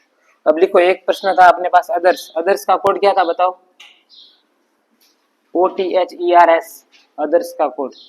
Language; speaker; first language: Hindi; native; Hindi